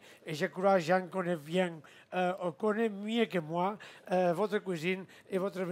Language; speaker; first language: French; non-native, fluent; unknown